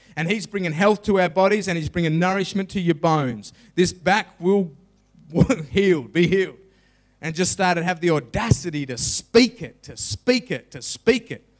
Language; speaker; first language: English; native; English